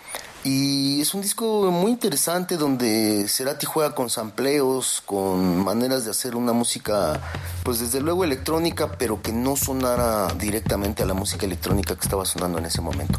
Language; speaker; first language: Spanish; native; Spanish